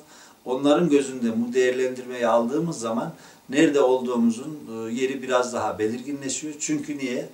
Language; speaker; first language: Turkish; native; Turkish